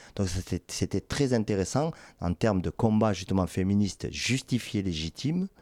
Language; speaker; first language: French; native; French